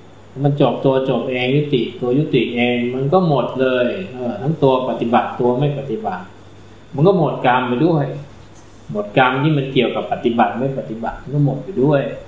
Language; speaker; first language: Thai; native; Thai